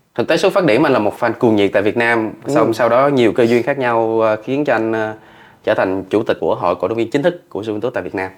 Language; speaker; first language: Vietnamese; native; Vietnamese